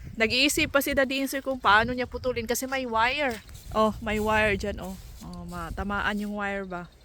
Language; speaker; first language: Filipino; non-native, local second language; Cebuano